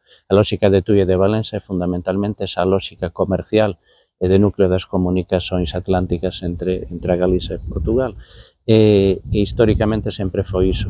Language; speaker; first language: Galician; native; Galician